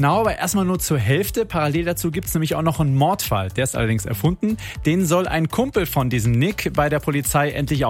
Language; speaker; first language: German; native; German